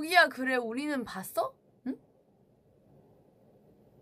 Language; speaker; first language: Korean; non-native, fluent; Chinese